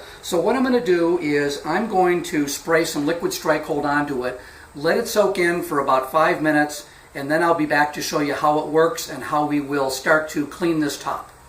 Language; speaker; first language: English; native; English